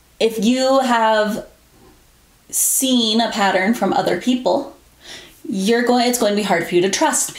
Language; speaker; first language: English; native; English